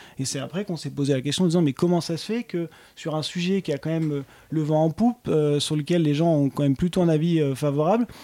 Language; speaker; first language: French; native; French